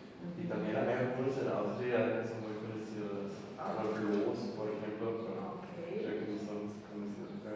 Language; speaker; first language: Spanish; non-native, learner; English